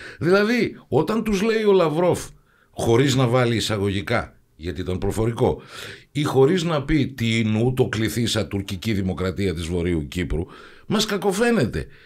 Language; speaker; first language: Greek; native; Greek